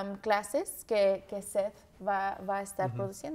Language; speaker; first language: Spanish; early bilingual, heritage; Spanish